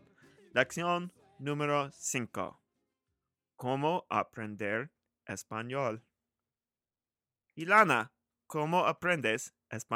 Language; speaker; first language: Spanish; non-native, learner; English